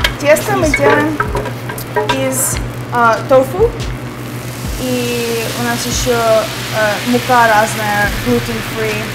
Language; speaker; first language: Russian; early bilingual, other home language; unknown